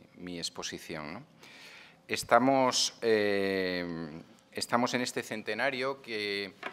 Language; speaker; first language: Spanish; non-native, local second language; Catalan